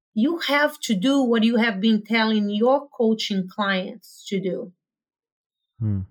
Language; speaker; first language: English; non-native, fluent; Portuguese